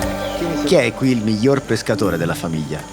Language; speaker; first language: Italian; native; Italian